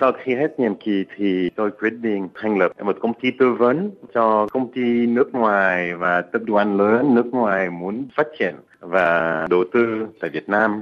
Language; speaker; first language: Vietnamese; non-native, fluent; French